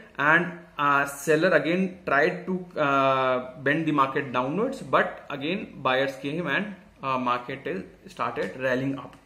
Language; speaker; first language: Hindi; native; Hindi